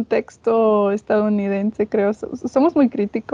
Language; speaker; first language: Spanish; non-native, fluent; English